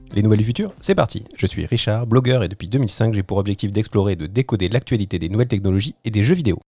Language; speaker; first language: French; native; French